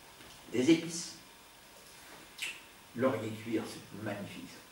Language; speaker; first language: French; native; French